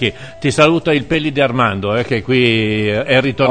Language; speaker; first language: Italian; native; Italian